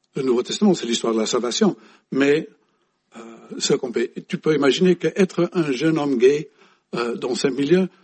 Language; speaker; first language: French; non-native, fluent; English